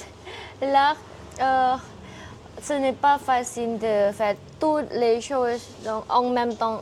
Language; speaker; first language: French; non-native, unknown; Thai